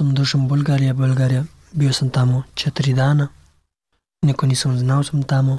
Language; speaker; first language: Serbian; non-native, learner; Pashto